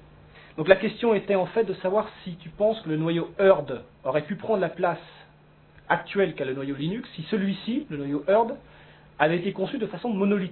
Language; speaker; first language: French; native; French